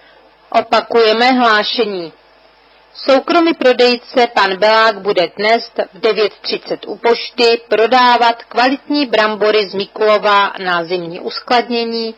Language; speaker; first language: Czech; native; Czech